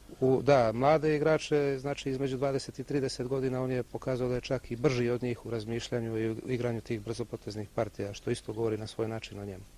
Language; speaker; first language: Bosnian; native; Bosnian